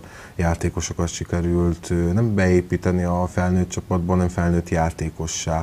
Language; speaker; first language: Hungarian; native; Hungarian